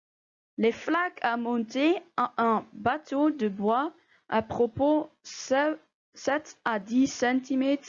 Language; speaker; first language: French; non-native, local second language; Dutch